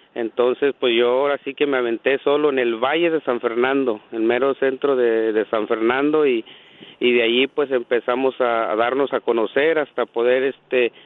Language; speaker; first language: Spanish; native; Spanish